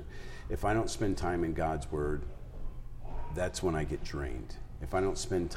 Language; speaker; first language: English; native; English